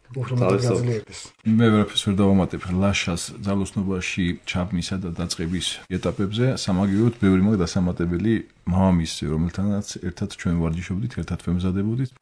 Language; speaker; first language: Georgian; native; Georgian